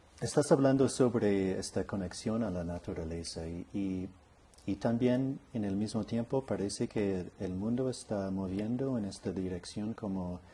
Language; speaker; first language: Spanish; non-native, learner; English